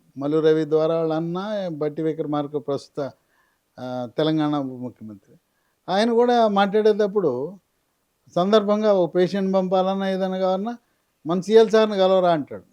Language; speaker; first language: Telugu; native; Telugu